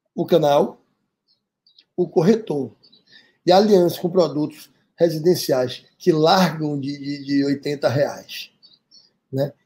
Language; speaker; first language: Portuguese; native; Portuguese